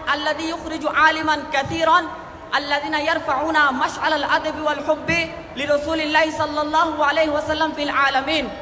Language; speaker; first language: Arabic; non-native, learner; Bangla